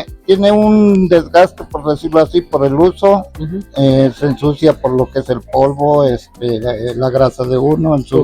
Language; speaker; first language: Spanish; native; Spanish